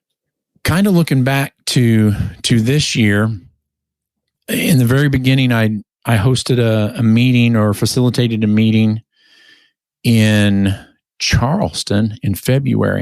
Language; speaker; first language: English; native; English